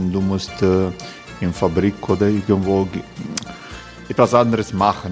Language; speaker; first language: German; non-native, learner; Croatian